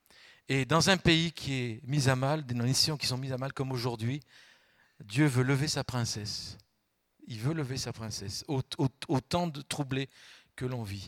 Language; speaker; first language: French; native; French